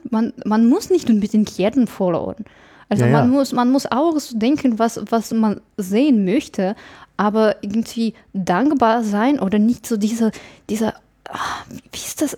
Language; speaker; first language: German; non-native, fluent; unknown